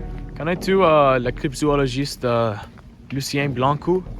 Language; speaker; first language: French; non-native, learner; English